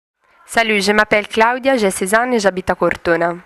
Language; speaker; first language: French; non-native, learner; Italian